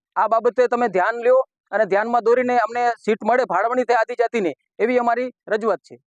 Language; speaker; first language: Gujarati; native; Gujarati